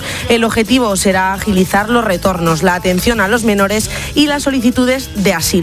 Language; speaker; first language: Spanish; native; Spanish